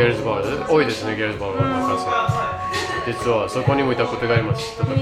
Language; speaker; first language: Japanese; non-native, learner; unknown